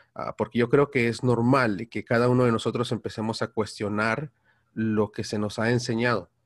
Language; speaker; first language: Spanish; early bilingual, heritage; Spanish